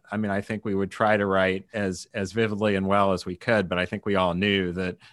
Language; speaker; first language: English; native; English